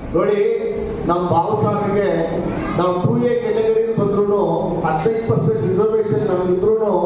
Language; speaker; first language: Kannada; non-native, local second language; Marathi